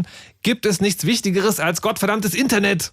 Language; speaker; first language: German; native; German